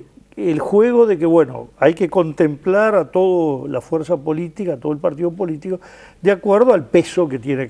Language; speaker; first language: Spanish; native; Spanish